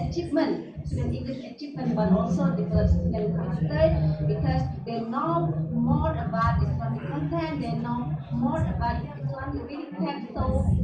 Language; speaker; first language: English; non-native, learner; Indonesian